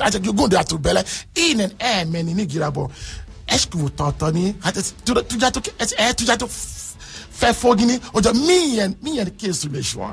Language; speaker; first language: Hungarian; non-native, learner; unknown